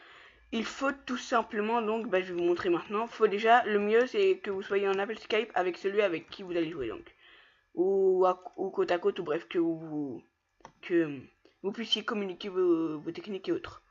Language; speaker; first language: French; native; French